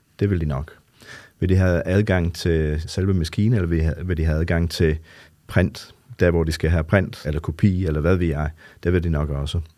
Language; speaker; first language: Danish; non-native, fluent; English